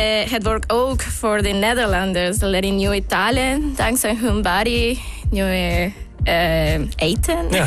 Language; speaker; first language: Dutch; non-native, fluent; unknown